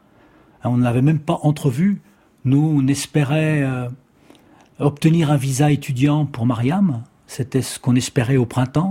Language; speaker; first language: French; native; French